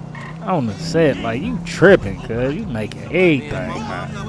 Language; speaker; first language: English; native; English